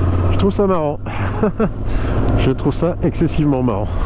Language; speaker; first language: French; native; French